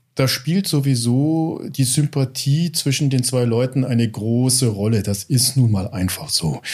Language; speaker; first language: German; early bilingual, other home language; English